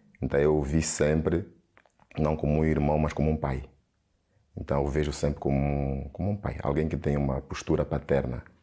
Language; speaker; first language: Portuguese; native; Portuguese